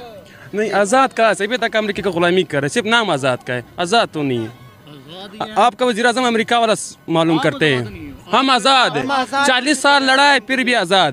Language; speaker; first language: Hindi; non-native, fluent; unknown